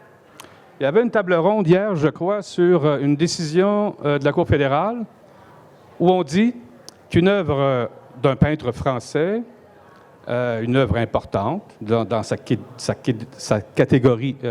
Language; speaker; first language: French; native; French